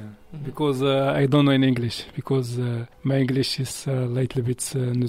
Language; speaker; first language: English; non-native, learner; Arabic